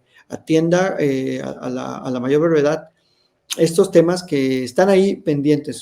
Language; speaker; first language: Spanish; native; Spanish